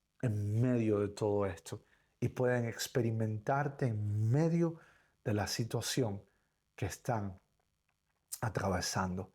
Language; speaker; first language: Spanish; native; Spanish